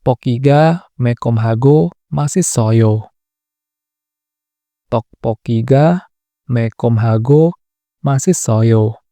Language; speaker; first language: Korean; non-native, fluent; Indonesian